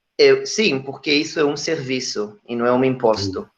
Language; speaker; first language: Portuguese; non-native, fluent; Hebrew